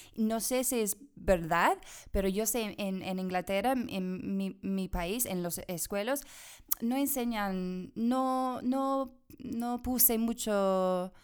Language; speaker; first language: Spanish; non-native, fluent; English